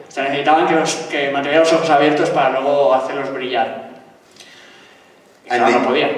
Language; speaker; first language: Spanish; native; Spanish